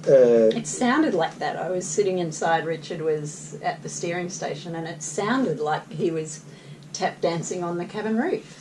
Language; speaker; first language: English; native; English